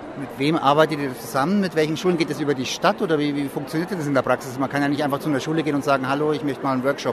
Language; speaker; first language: German; native; German